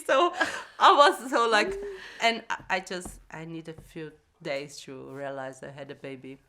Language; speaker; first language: English; non-native, learner; Portuguese